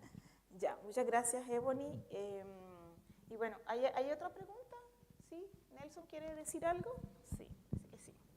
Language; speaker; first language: Spanish; native; Spanish